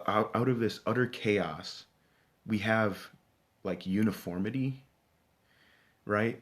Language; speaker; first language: English; native; English